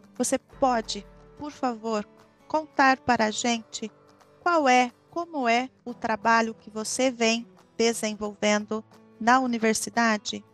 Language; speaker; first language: Portuguese; native; Portuguese